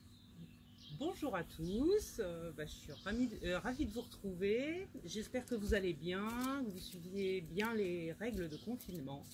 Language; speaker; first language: French; native; French